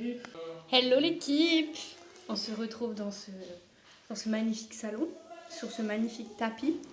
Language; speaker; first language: French; native; French